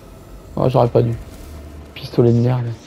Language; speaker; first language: French; native; French